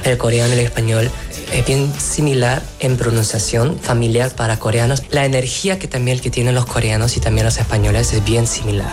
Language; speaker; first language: Spanish; non-native, fluent; Korean